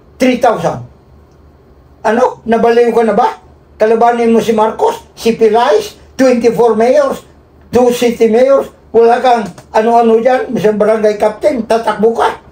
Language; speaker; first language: Filipino; non-native, local second language; Cebuano